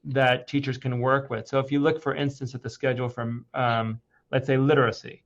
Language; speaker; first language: English; native; English